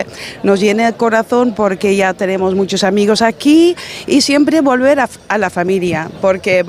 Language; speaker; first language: Spanish; non-native, fluent; Dutch